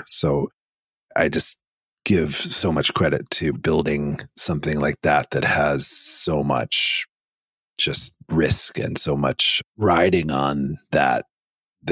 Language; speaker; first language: English; native; English